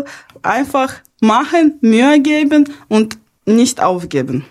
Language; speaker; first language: German; early bilingual, other home language; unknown